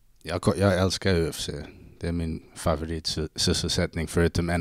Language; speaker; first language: Swedish; non-native, fluent; English